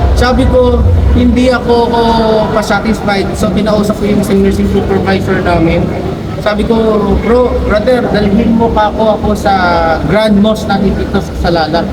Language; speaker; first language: Filipino; native; Filipino